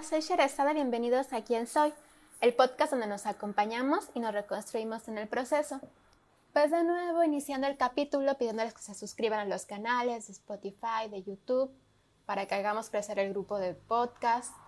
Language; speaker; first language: Spanish; native; Spanish